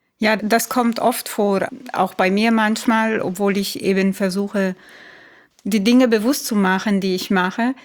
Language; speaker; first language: German; non-native, fluent; Italian